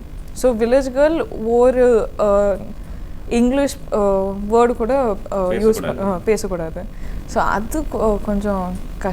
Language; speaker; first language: Tamil; non-native, learner; Kannada